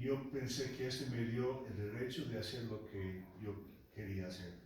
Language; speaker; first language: Spanish; non-native, local second language; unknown